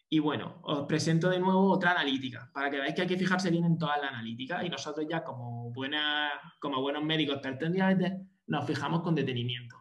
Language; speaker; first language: Spanish; native; Spanish